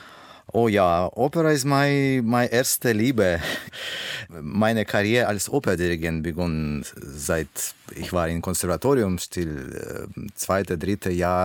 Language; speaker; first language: German; non-native, learner; Russian